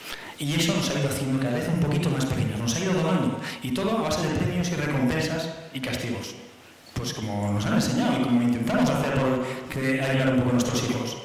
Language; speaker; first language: Spanish; native; Spanish